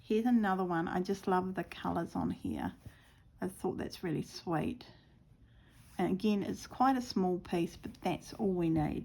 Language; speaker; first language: English; native; English